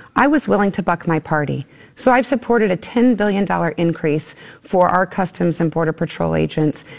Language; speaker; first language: English; native; English